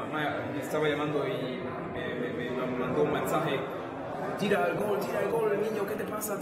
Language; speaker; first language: Spanish; non-native, learner; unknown